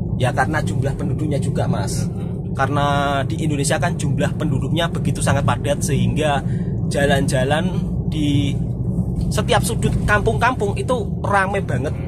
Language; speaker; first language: Indonesian; native; Indonesian